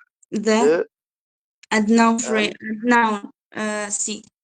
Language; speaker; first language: English; non-native, learner; Arabic